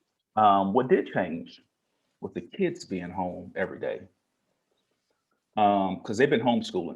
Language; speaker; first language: English; native; English